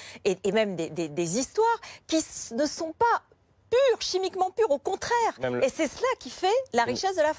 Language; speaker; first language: French; native; French